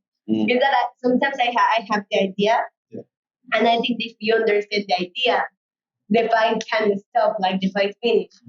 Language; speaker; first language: English; non-native, learner; Spanish